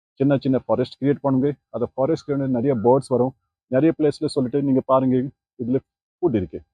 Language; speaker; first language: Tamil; non-native, learner; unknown